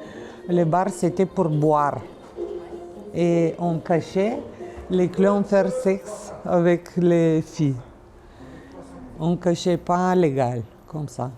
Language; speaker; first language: French; non-native, learner; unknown